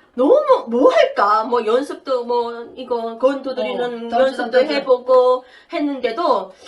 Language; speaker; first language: Korean; native; Korean